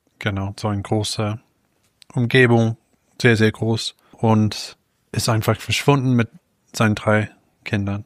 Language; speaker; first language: German; non-native, fluent; English